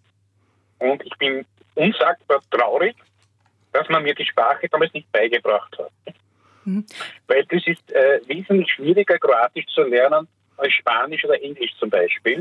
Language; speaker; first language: German; native; German